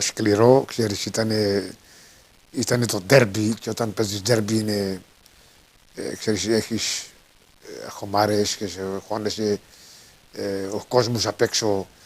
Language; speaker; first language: Greek; early bilingual, heritage; Greek